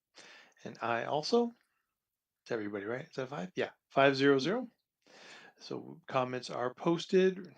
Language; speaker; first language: English; native; English